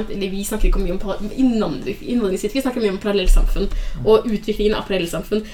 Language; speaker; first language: Norwegian; early bilingual, other home language; Somali